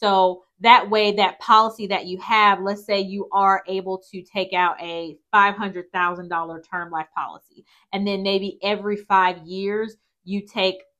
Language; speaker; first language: English; native; English